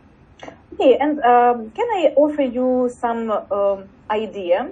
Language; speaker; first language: English; non-native, learner; Russian